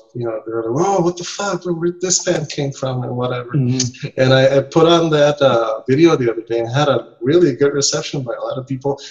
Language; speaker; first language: English; non-native, fluent; Spanish